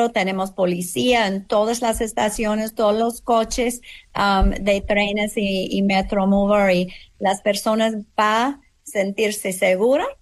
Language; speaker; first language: Spanish; non-native, fluent; English